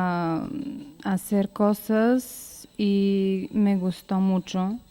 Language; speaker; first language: Spanish; non-native, learner; Bulgarian